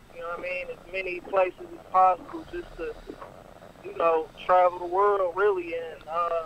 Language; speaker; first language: English; native; English